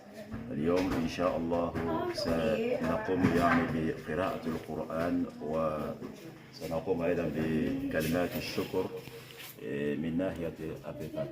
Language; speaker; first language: Arabic; non-native, fluent; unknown